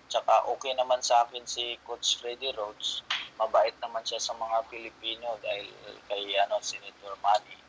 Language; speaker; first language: Filipino; non-native, local second language; Cebuano